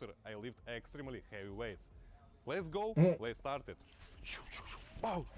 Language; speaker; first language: English; non-native, learner; Russian